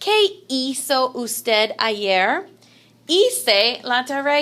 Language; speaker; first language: Spanish; non-native, fluent; English